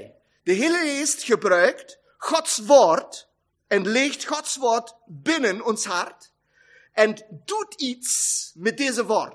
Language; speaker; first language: German; non-native, learner; Dutch